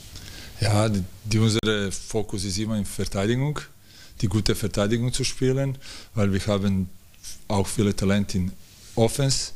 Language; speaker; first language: German; non-native, learner; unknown